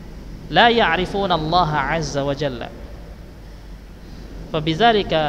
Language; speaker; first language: Arabic; non-native, fluent; Indonesian